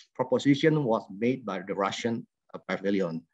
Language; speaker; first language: English; non-native, fluent; Indonesian